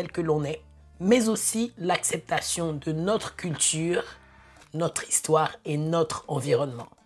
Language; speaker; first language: French; native; French